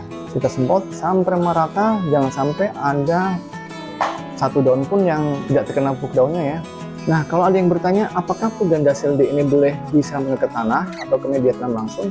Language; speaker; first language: Indonesian; native; Indonesian